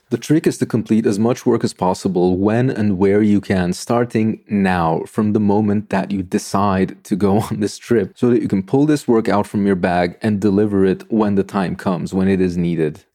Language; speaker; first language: English; non-native, fluent; Turkish